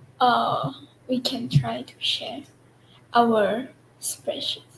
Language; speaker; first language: English; non-native, local second language; Chinese